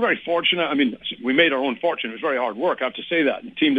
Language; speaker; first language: English; native; English